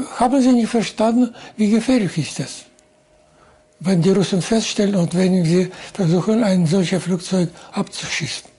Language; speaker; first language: German; non-native, fluent; Russian